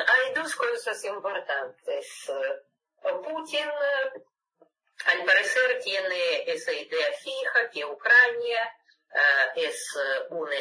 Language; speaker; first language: Spanish; non-native, fluent; Russian